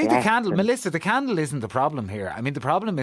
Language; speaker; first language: English; native; English